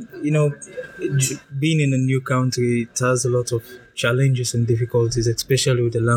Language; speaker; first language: English; non-native, local second language; Krio